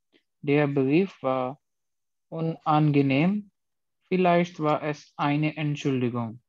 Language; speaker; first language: German; non-native, learner; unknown